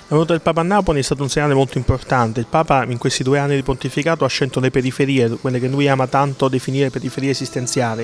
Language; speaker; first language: Italian; native; Italian